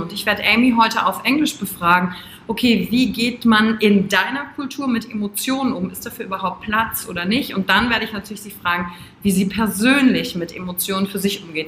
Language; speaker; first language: German; native; German